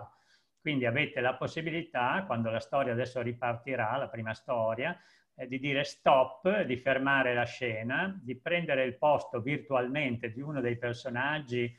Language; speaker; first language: Italian; native; Italian